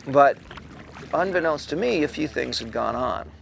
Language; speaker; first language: English; native; English